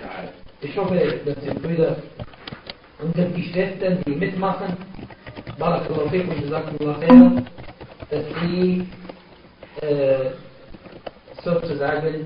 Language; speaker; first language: German; non-native, fluent; Arabic